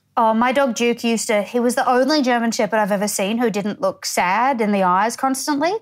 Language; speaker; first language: English; native; English